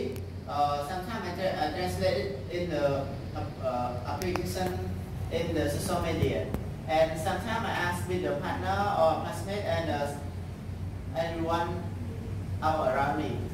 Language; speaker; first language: English; non-native, learner; Khmer